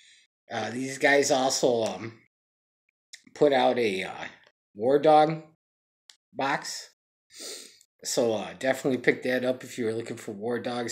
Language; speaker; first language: English; native; English